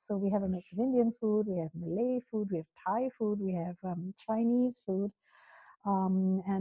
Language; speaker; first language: English; native; English